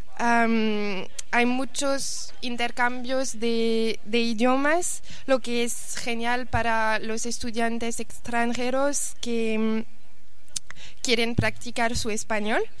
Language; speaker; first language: Spanish; non-native, fluent; French